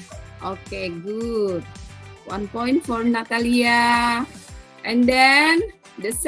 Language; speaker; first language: English; non-native, learner; Indonesian